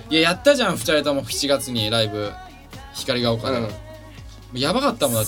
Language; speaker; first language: Japanese; native; Japanese